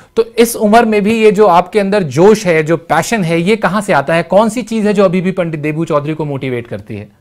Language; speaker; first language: Hindi; native; Hindi